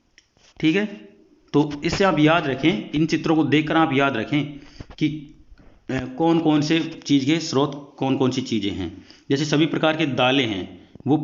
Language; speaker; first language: Hindi; native; Hindi